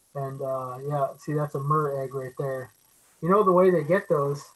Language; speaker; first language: English; native; English